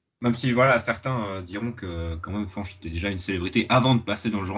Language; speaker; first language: French; native; French